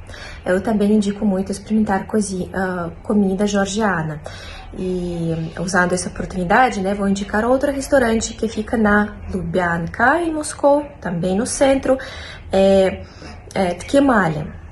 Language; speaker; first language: Portuguese; non-native, fluent; Russian